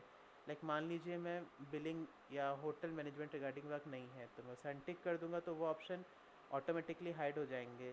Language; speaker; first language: Hindi; native; Hindi